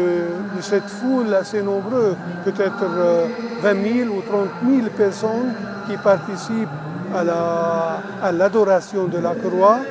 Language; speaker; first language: French; non-native, local second language; Arabic